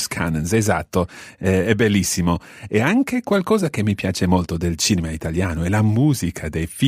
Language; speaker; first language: Italian; non-native, fluent; English